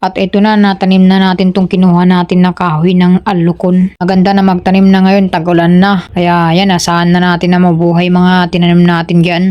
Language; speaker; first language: Filipino; non-native, local second language; Iloko